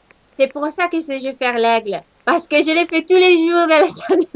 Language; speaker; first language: French; non-native, learner; Italian